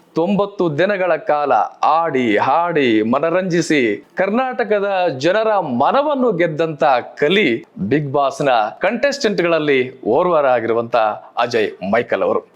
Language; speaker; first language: Kannada; native; Kannada